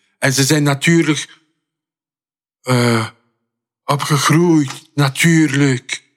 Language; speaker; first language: Dutch; non-native, fluent; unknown